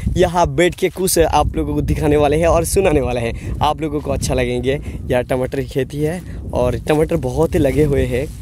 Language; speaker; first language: Hindi; non-native, local second language; Bangla